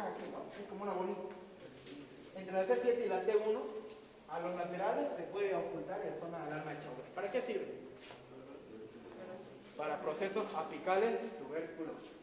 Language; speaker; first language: Spanish; native; Spanish